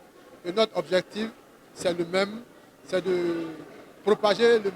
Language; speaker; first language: French; non-native, local second language; Dyula